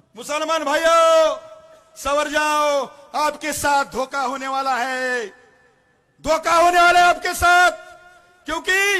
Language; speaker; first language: Hindi; non-native, local second language; Marathi